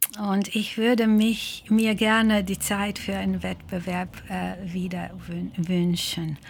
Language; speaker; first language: German; non-native, fluent; Croatian